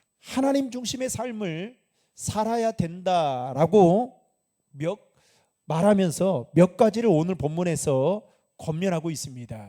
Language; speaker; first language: Korean; native; Korean